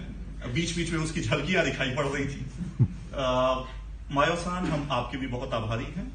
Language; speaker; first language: Hindi; native; Hindi